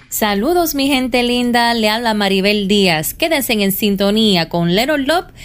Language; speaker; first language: Spanish; early bilingual, heritage; Spanish